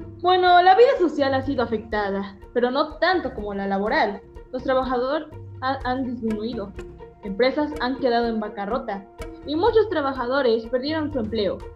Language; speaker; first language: Spanish; native; Spanish